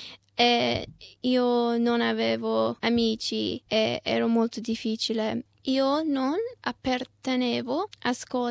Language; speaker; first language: Italian; non-native, learner; Persian